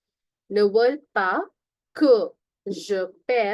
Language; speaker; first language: French; non-native, fluent; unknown